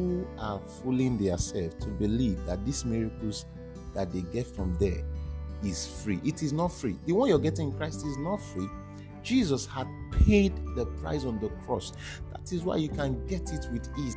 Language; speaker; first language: English; non-native, local second language; Bini